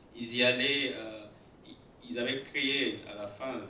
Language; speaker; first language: French; non-native, local second language; Swahili